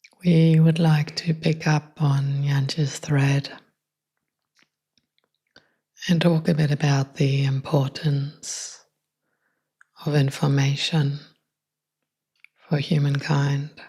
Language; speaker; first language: English; non-native, fluent; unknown